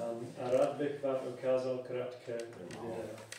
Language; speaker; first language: Czech; non-native, fluent; English